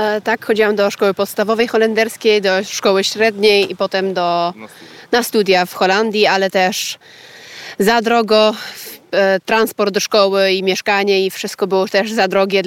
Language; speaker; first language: Polish; early bilingual, heritage; Polish